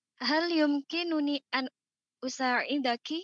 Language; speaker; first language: Arabic; non-native, learner; Indonesian